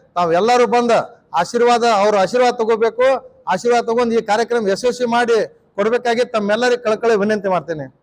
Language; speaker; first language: Kannada; non-native, local second language; Lambadi